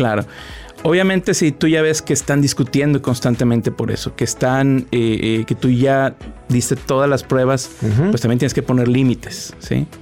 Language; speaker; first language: Spanish; native; Spanish